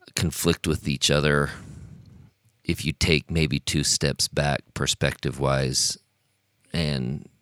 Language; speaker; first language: English; native; English